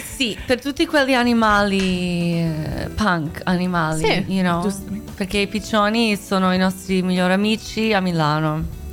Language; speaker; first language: Italian; non-native, fluent; Croatian